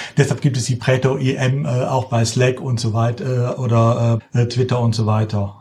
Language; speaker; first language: German; native; German